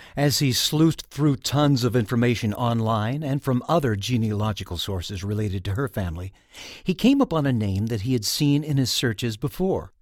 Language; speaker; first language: English; native; English